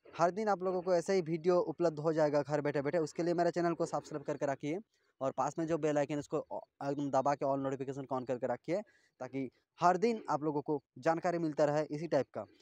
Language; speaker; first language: Hindi; non-native, local second language; Bangla